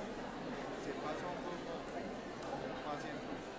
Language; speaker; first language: French; non-native, fluent; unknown